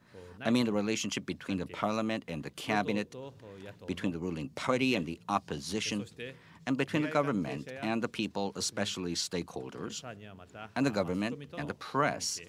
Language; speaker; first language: English; non-native, fluent; Japanese